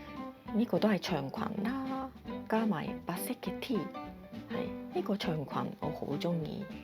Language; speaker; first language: Cantonese; non-native, fluent; Japanese